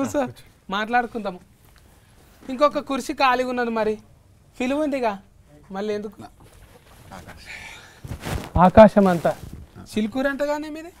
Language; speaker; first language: Telugu; native; Telugu